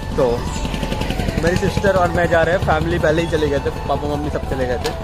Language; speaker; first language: Hindi; non-native, local second language; Bangla